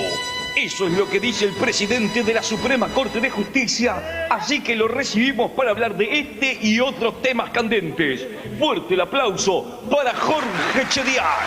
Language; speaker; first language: Spanish; native; Spanish